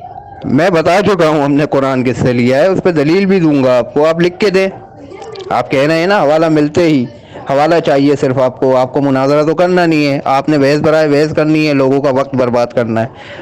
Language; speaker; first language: Urdu; native; Urdu